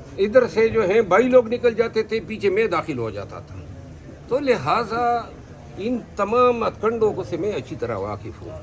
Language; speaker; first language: Urdu; non-native, local second language; Pashto